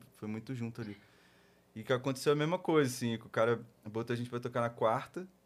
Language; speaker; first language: Portuguese; native; Portuguese